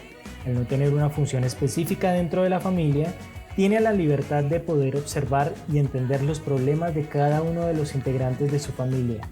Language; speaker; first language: Spanish; native; Spanish